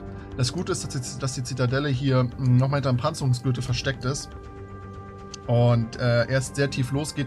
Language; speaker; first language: German; native; German